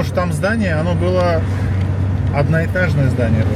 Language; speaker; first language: Russian; native; Russian